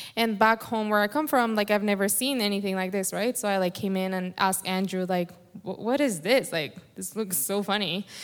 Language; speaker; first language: English; non-native, fluent; Spanish